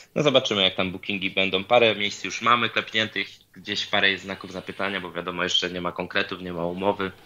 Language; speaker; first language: Polish; native; Polish